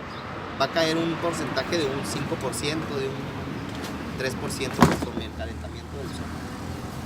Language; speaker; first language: Spanish; native; Spanish